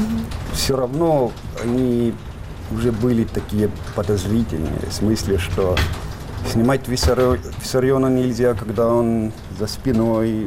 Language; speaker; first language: Russian; non-native, fluent; Estonian